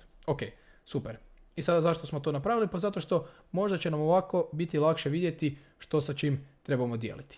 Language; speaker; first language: Croatian; native; Croatian